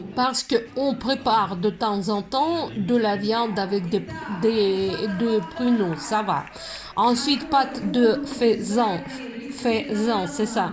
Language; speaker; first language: French; non-native, fluent; Russian